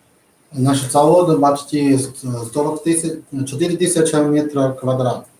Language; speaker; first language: Russian; non-native, learner; Chinese